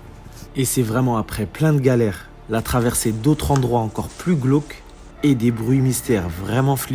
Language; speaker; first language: French; native; French